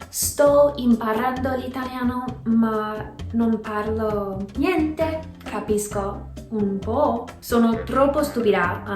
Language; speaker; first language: Italian; non-native, learner; English